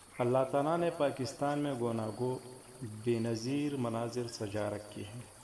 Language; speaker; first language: Urdu; non-native, local second language; Pashto